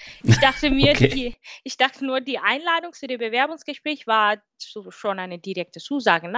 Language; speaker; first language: German; non-native, fluent; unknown